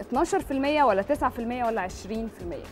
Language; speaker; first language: Arabic; native; Arabic